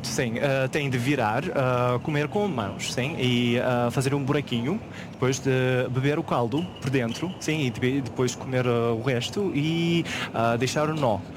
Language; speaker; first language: Portuguese; non-native, learner; Uzbek